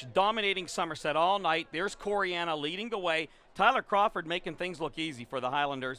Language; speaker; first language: English; native; English